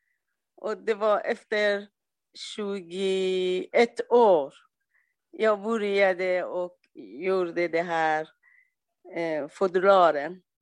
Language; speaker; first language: Swedish; non-native, learner; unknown